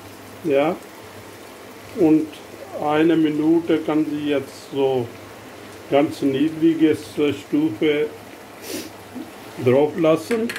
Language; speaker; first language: German; non-native, fluent; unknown